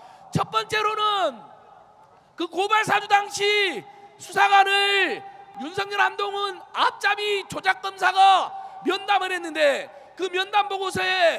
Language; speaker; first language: Korean; native; Korean